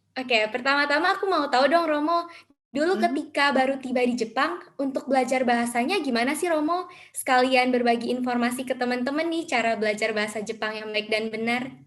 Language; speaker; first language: Indonesian; native; Indonesian